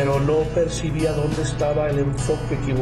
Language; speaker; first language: Spanish; native; Spanish